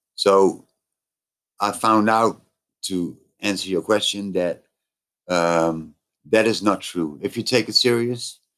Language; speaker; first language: English; non-native, fluent; Dutch